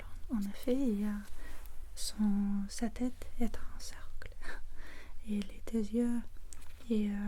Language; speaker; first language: French; non-native, fluent; English